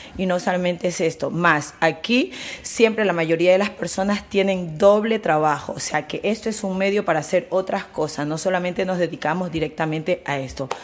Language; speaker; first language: Spanish; native; Spanish